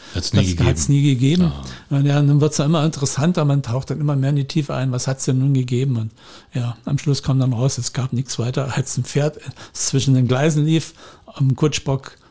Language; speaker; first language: German; native; German